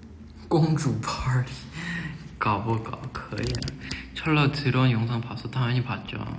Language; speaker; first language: Korean; non-native, fluent; Chinese